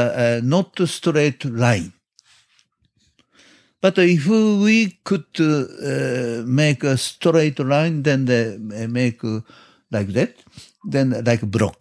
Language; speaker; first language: English; non-native, learner; Japanese